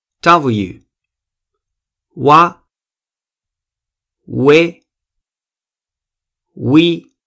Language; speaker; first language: Chinese; non-native, fluent; Spanish